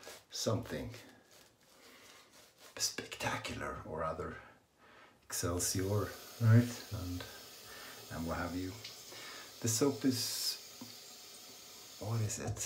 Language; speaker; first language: English; non-native, fluent; Swedish